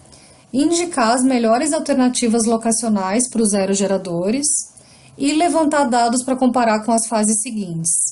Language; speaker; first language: Portuguese; native; Portuguese